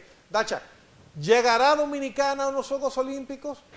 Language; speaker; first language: Spanish; native; Spanish